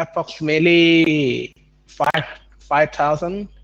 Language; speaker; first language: English; non-native, learner; Thai